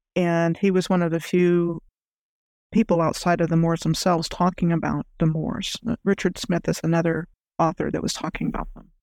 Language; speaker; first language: English; native; English